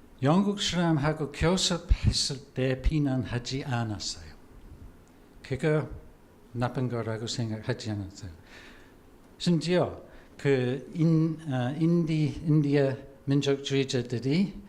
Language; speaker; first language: Korean; non-native, fluent; English